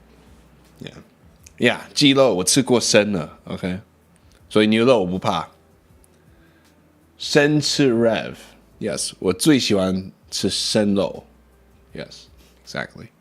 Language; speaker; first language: Chinese; non-native, learner; English